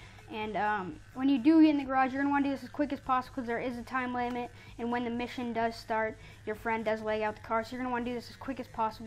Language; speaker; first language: English; native; English